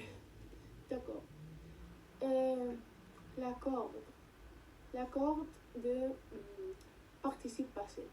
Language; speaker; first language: French; non-native, learner; Spanish